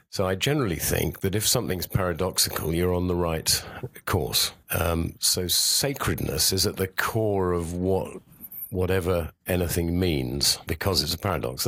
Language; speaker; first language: English; native; English